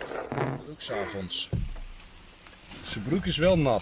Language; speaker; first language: Dutch; native; Dutch